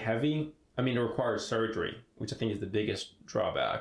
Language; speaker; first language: English; non-native, fluent; Hebrew